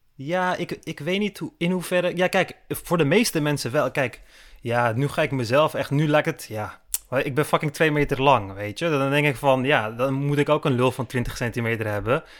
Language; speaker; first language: Dutch; early bilingual, other home language; Turkish